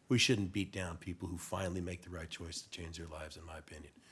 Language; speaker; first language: English; native; English